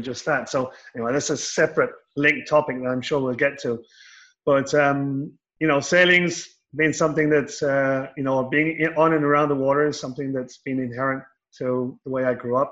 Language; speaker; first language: English; native; English